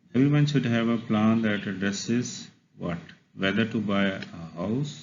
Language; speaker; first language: English; non-native, local second language; Urdu